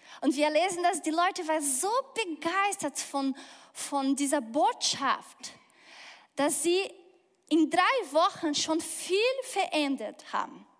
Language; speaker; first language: German; non-native, fluent; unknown